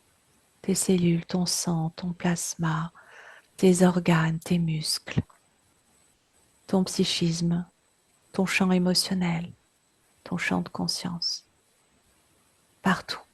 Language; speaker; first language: French; native; French